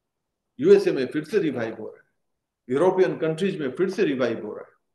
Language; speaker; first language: Hindi; native; Hindi